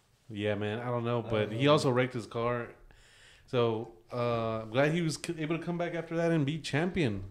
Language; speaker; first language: English; early bilingual, other home language; Spanish